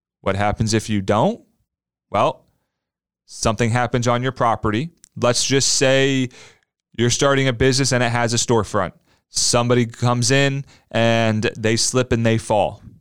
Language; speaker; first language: English; native; English